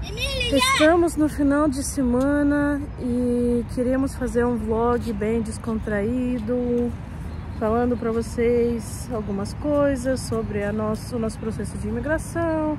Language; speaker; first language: Portuguese; non-native, fluent; Russian